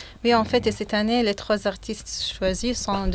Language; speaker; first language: French; non-native, fluent; Arabic